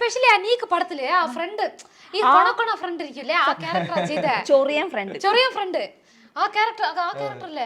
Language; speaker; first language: Malayalam; non-native, local second language; Tamil